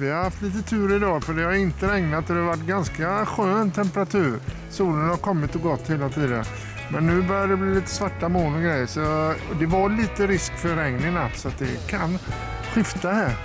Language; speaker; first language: Swedish; native; Swedish